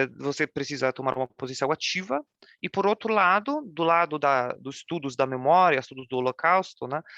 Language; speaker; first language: Portuguese; non-native, fluent; Polish